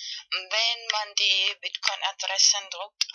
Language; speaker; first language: German; non-native, fluent; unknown